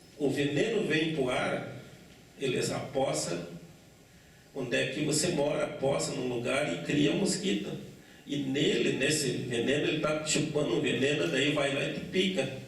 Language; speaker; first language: Portuguese; non-native, local second language; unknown